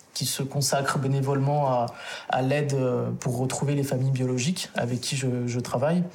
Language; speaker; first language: French; native; French